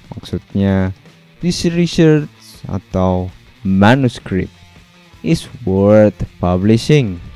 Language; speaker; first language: English; non-native, fluent; Indonesian